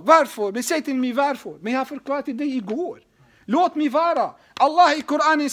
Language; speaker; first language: Swedish; non-native, fluent; Arabic